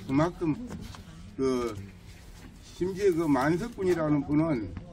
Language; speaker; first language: Korean; native; Korean